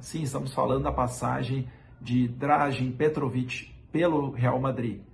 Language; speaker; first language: Portuguese; native; Portuguese